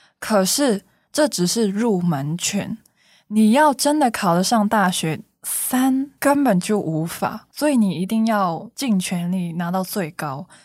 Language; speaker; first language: Chinese; non-native, local second language; Cantonese